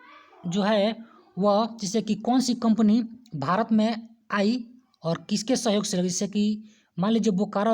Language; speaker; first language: Hindi; native; Hindi